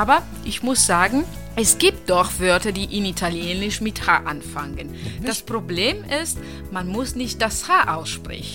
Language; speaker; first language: German; non-native, fluent; Italian